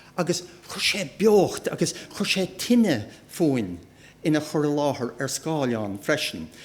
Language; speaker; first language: Irish; native; Irish